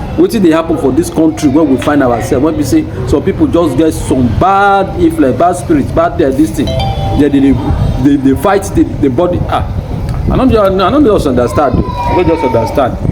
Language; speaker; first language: Nigerian Pidgin; native; Nigerian Pidgin